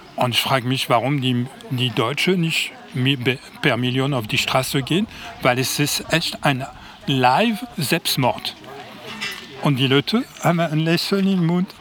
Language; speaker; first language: German; non-native, fluent; French